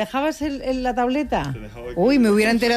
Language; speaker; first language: Spanish; native; Spanish